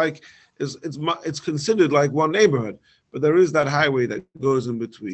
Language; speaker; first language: English; native; English